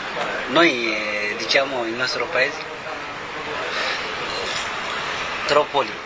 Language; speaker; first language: Italian; non-native, learner; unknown